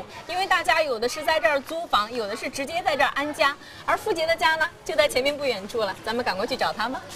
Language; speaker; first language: Chinese; native; Chinese